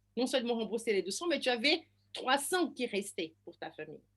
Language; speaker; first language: French; non-native, fluent; Portuguese